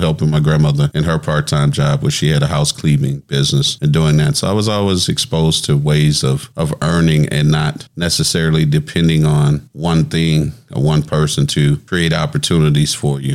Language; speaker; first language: English; native; English